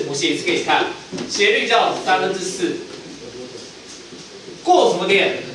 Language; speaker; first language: Chinese; native; Chinese